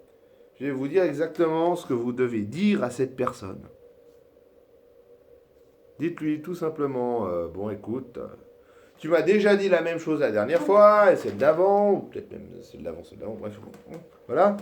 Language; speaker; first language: French; native; French